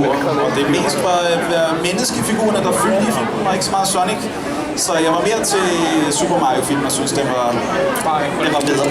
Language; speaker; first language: Danish; native; Danish